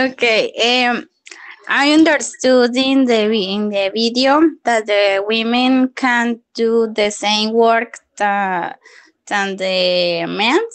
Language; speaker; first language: English; non-native, learner; Spanish